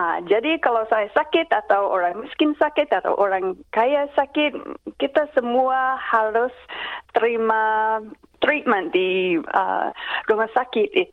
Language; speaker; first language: Indonesian; non-native, fluent; English